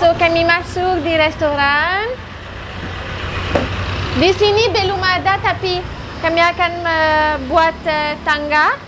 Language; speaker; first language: Indonesian; non-native, learner; French